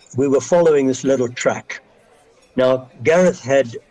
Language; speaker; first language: English; native; English